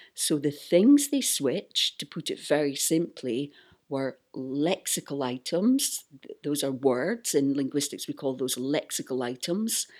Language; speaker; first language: English; native; English